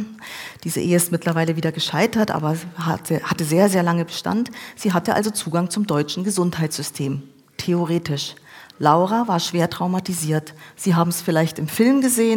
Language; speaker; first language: German; native; German